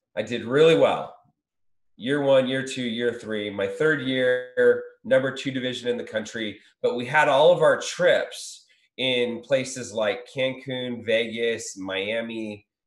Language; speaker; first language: English; native; English